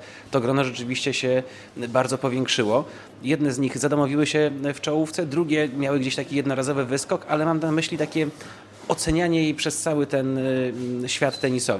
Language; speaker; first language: Polish; native; Polish